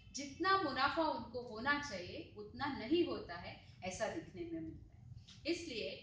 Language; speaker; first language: Hindi; non-native, local second language; Marathi